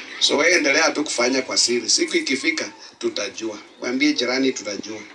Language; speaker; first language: Swahili; non-native, local second language; Luyia